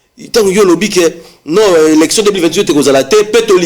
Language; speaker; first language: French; non-native, local second language; Lingala